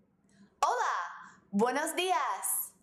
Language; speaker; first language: Spanish; non-native, fluent; English